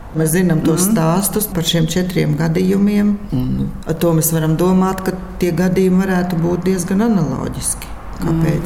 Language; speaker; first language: Latvian; native; Latvian